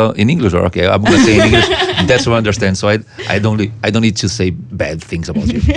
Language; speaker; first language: English; non-native, fluent; Portuguese